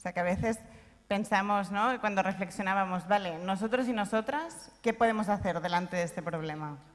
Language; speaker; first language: Spanish; non-native, local second language; Catalan